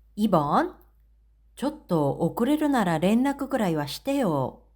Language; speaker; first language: Japanese; non-native, fluent; Korean